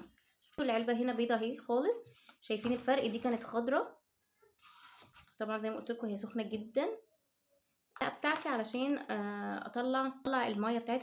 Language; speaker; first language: Arabic; native; Arabic